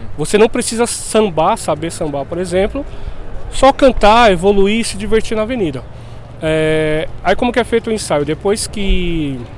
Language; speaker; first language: Portuguese; native; Portuguese